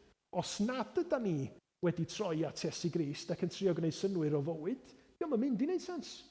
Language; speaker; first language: Welsh; native; Welsh